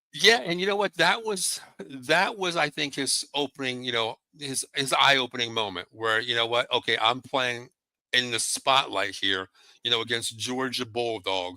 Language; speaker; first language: English; native; English